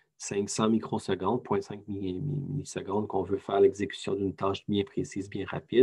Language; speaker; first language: French; native; French